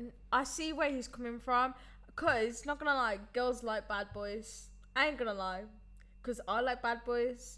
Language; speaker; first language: English; native; English